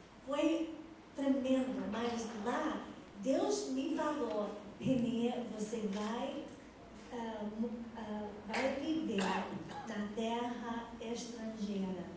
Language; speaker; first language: Portuguese; non-native, fluent; English